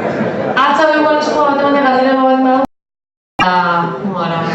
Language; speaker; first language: Basque; native; Basque